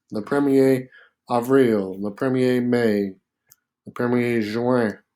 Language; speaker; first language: French; non-native, fluent; English